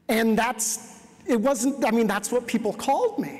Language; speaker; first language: English; native; English